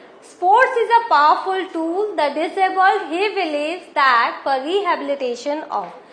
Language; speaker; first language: Hindi; native; Hindi